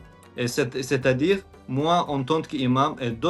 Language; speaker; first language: French; non-native, learner; Azerbaijani